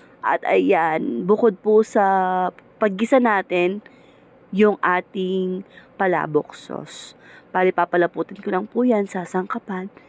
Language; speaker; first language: Filipino; native; Filipino